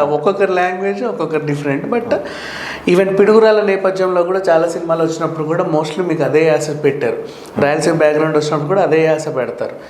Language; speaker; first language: Telugu; native; Telugu